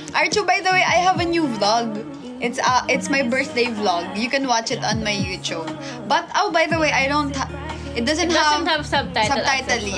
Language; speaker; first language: English; non-native, local second language; Filipino